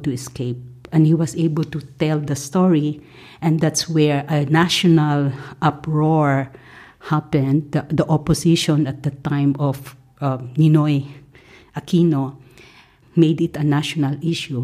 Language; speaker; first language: English; non-native, local second language; Maranao